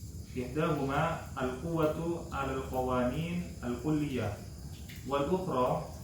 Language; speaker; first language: Arabic; non-native, learner; Indonesian